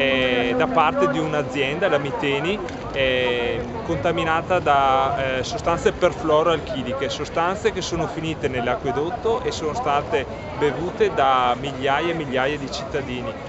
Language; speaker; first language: Italian; native; Italian